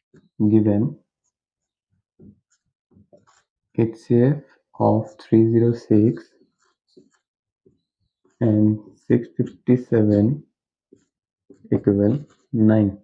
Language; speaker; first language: English; non-native, local second language; Hindi